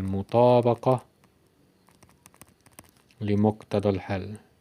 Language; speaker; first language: Arabic; non-native, fluent; Indonesian